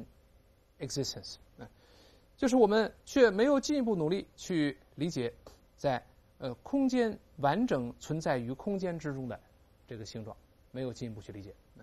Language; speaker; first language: Chinese; native; Chinese